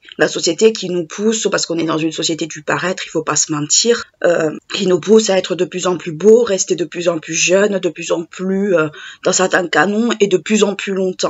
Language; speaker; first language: French; native; French